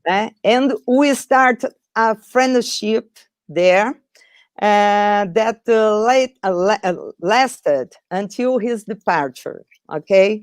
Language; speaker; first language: English; non-native, fluent; Portuguese